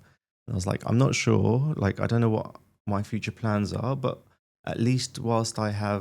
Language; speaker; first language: English; native; English